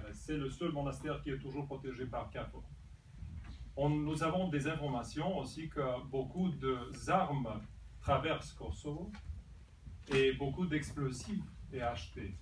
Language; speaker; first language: French; non-native, fluent; Serbian